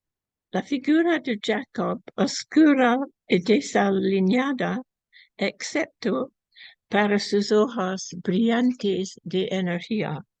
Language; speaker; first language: Spanish; non-native, fluent; English